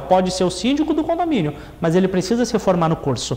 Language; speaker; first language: Portuguese; native; Portuguese